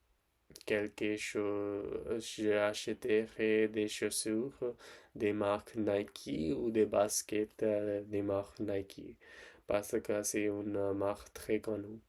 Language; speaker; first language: French; non-native, learner; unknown